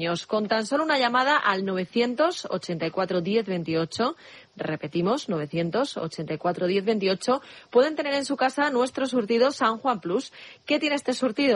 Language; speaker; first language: Spanish; native; Spanish